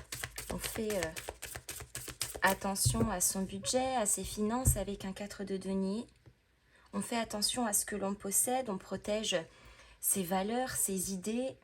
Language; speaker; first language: French; native; French